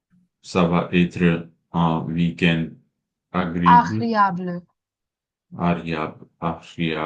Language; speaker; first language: French; non-native, learner; Hindi